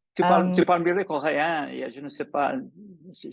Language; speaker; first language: French; non-native, fluent; English